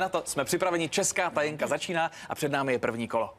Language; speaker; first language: Czech; native; Czech